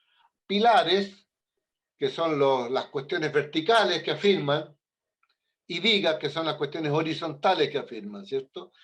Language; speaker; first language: Spanish; native; Spanish